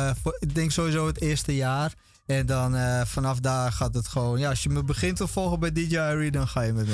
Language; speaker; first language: Dutch; native; Dutch